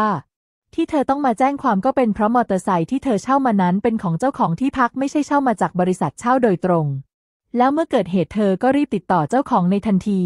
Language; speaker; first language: Thai; native; Thai